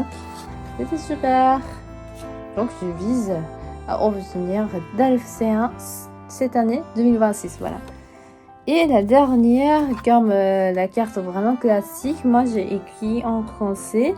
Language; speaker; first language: French; non-native, fluent; Japanese